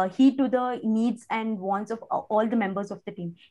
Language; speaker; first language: English; non-native, local second language; Kannada